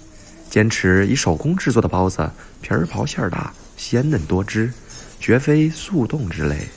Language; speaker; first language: Chinese; native; Chinese